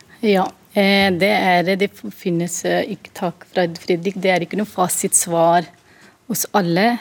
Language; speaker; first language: Norwegian; non-native, fluent; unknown